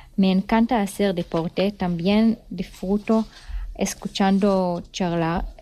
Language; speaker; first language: Spanish; non-native, fluent; Hebrew